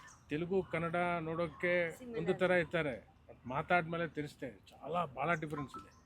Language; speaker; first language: Kannada; non-native, learner; Telugu